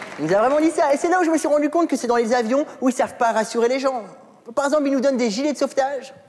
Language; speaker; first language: French; early bilingual, other home language; Arabic